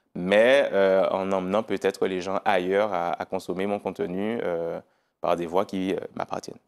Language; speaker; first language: French; native; French